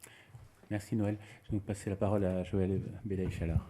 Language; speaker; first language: French; native; French